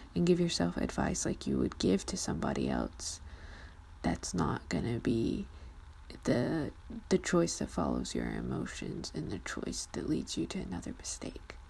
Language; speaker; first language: English; early bilingual, other home language; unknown